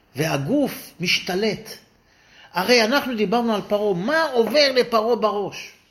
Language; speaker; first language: Hebrew; native; Hebrew